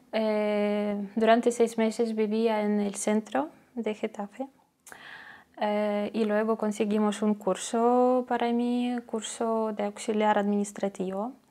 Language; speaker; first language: Spanish; non-native, fluent; Russian